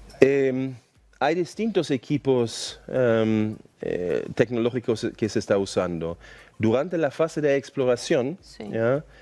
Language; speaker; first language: Spanish; non-native, fluent; German